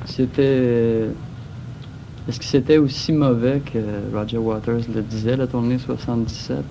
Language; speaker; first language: French; native; French